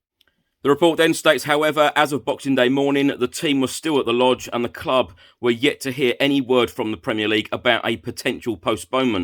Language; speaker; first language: English; native; English